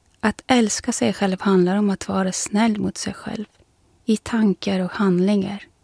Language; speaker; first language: Swedish; non-native, fluent; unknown